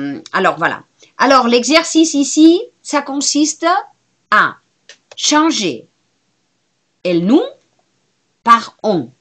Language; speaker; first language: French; non-native, fluent; Spanish